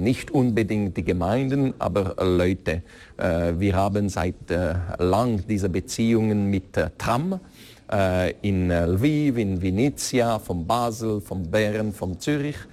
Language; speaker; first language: German; non-native, local second language; French